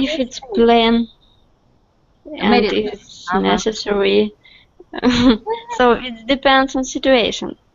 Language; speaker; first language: English; non-native, learner; Russian